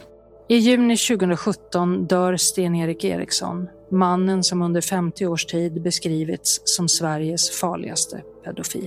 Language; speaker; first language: Swedish; native; Swedish